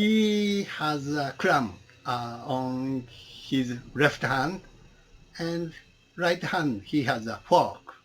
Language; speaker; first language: English; non-native, learner; Japanese